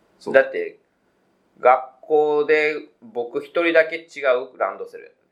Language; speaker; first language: Japanese; native; Japanese